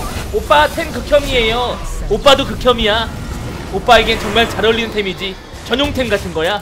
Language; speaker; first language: Korean; native; Korean